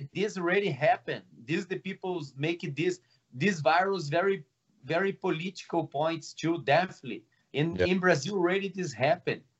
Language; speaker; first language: English; non-native, learner; Portuguese